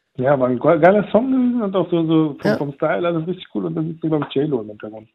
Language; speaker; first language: German; early bilingual, other home language; Turkish